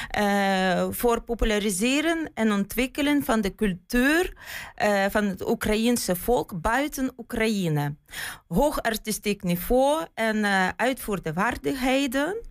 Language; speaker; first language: Dutch; non-native, fluent; Ukrainian